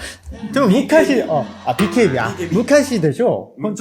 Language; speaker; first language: Japanese; non-native, fluent; Korean